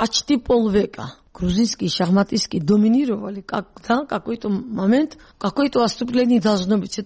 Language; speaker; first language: Russian; non-native, local second language; Georgian